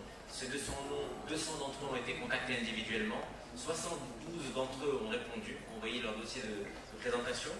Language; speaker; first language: French; non-native, local second language; Arabic